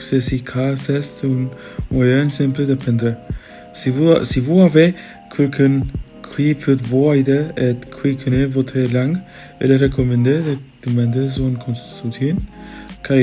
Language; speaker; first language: French; non-native, learner; Spanish